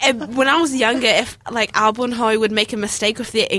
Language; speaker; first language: English; native; English